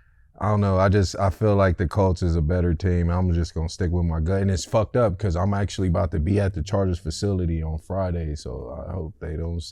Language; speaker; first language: English; native; English